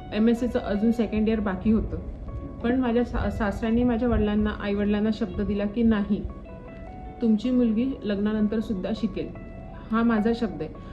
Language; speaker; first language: Marathi; native; Marathi